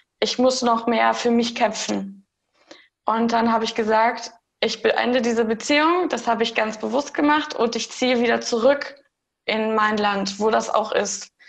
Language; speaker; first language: German; early bilingual, heritage; German